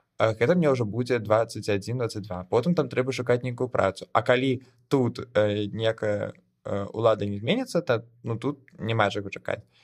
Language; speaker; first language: Belarusian; non-native, local second language; Russian